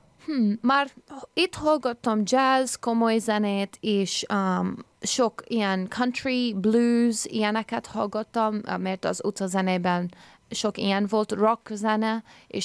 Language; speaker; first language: Hungarian; early bilingual, heritage; English